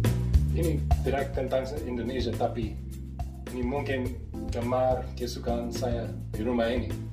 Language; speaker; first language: Indonesian; non-native, learner; English